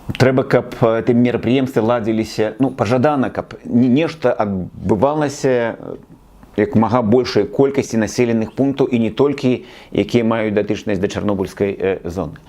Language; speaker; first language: Belarusian; native; Belarusian